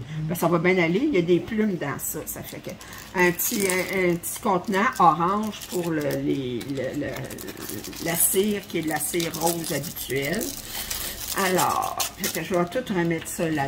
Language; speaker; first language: French; native; French